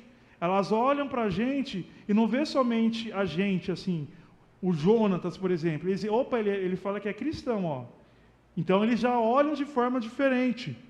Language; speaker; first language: Portuguese; native; Portuguese